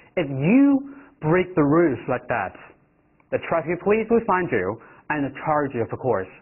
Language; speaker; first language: English; non-native, fluent; Chinese